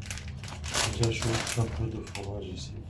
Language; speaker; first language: French; non-native, learner; Arabic